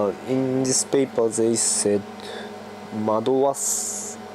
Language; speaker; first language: English; non-native, learner; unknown